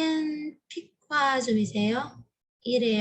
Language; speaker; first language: Korean; non-native, learner; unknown